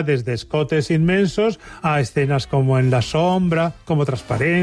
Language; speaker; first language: Spanish; native; Spanish